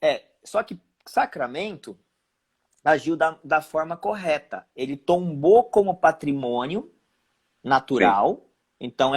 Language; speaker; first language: Portuguese; native; Portuguese